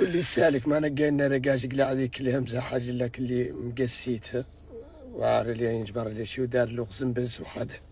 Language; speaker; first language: Arabic; native; Arabic